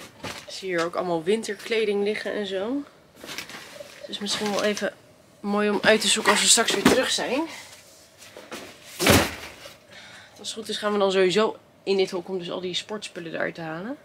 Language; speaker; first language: Dutch; native; Dutch